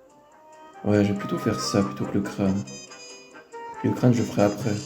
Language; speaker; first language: French; native; French